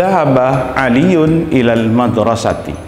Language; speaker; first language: Arabic; non-native, fluent; Indonesian